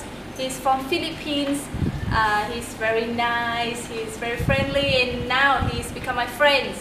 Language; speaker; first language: English; non-native, learner; Vietnamese